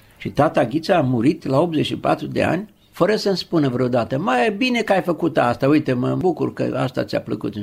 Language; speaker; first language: Romanian; native; Romanian